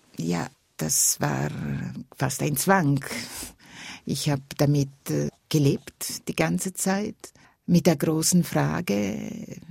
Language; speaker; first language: German; non-native, local second language; Italian